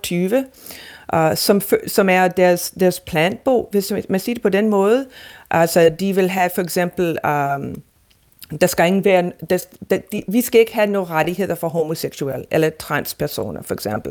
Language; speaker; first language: Danish; non-native, fluent; English